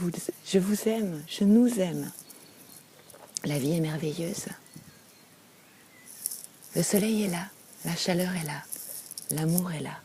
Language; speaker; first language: French; native; French